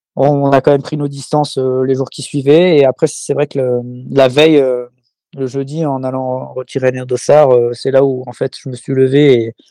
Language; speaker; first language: French; native; French